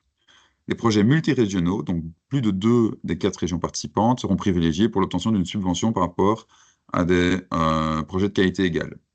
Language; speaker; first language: French; native; French